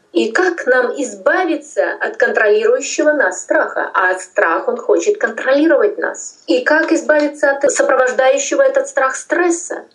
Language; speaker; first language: Russian; non-native, local second language; Tajik